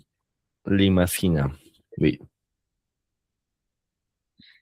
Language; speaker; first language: French; non-native, learner; Spanish